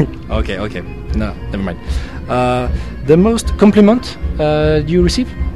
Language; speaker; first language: English; non-native, learner; French